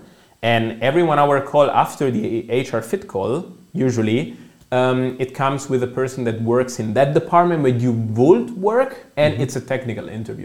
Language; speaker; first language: English; non-native, fluent; Italian